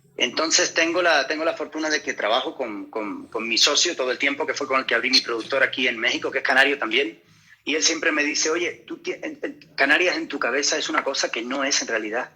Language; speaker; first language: Spanish; native; Spanish